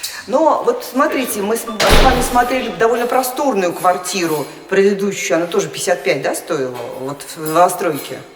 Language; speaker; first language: Russian; native; Russian